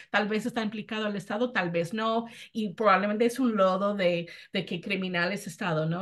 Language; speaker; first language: Spanish; non-native, fluent; English